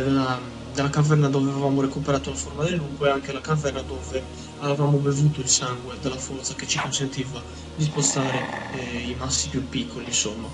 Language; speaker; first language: Italian; native; Italian